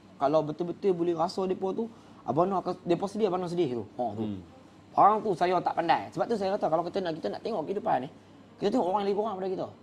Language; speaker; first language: Malay; native; Malay